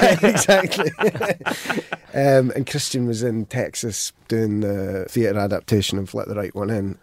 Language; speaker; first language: English; native; English